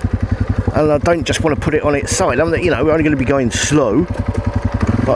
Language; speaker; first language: English; native; English